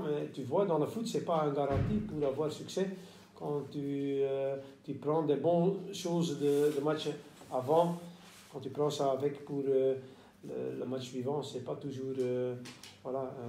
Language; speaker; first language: French; non-native, local second language; Dutch